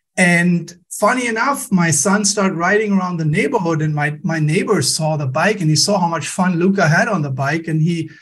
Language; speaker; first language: English; non-native, fluent; German